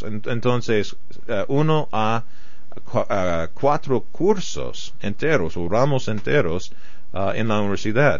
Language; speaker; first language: Spanish; non-native, fluent; English